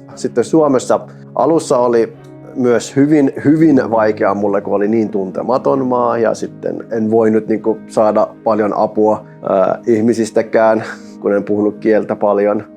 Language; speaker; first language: Finnish; non-native, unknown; Persian